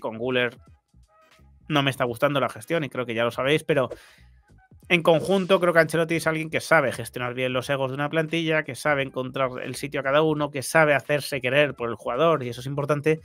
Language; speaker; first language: Spanish; native; Spanish